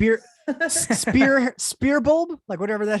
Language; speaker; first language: English; native; English